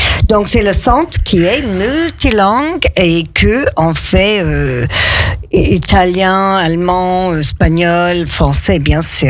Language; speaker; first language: French; non-native, fluent; English